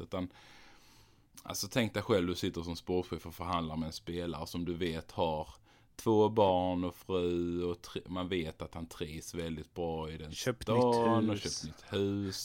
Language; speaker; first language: Swedish; native; Swedish